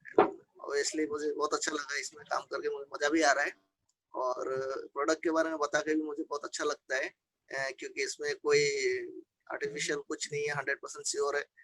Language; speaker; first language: Hindi; non-native, local second language; Assamese